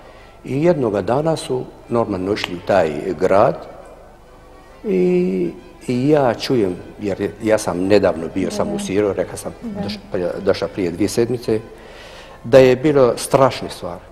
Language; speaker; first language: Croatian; non-native, fluent; Arabic